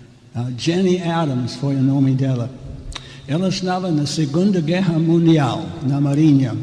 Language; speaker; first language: Portuguese; non-native, fluent; English